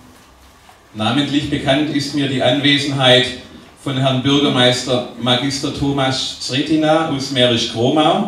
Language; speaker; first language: German; native; German